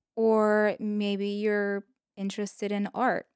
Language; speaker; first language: English; non-native, fluent; Russian